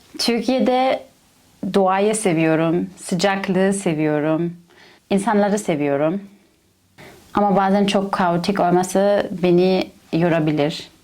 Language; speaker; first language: Turkish; non-native, fluent; German